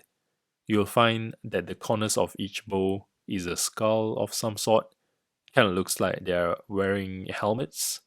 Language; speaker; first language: English; native; English